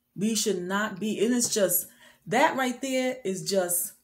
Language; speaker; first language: English; native; English